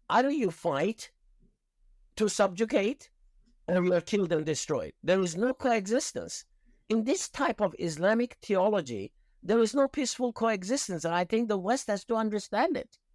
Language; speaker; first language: English; non-native, fluent; Persian